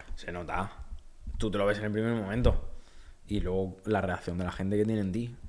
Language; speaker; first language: Spanish; native; Spanish